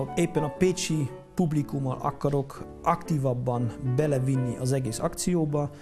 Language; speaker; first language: Hungarian; non-native, fluent; Dutch